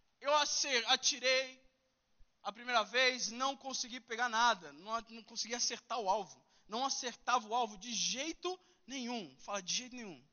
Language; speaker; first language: Portuguese; early bilingual, heritage; Portuguese